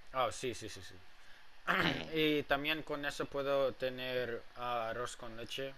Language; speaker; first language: Spanish; non-native, learner; English